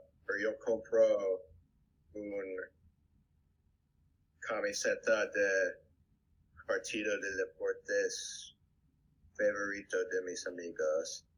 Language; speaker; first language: Spanish; non-native, learner; English